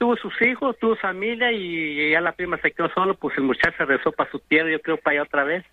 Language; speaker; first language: Spanish; non-native, local second language; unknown